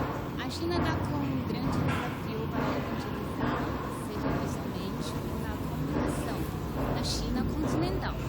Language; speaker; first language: Portuguese; non-native, learner; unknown